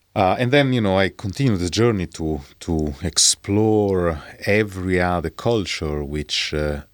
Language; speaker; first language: English; non-native, fluent; Italian